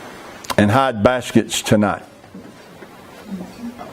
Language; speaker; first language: English; native; English